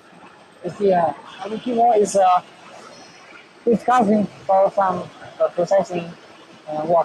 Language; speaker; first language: English; non-native, learner; Chinese